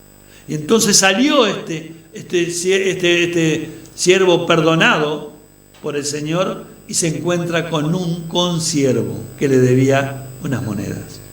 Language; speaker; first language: Spanish; native; Spanish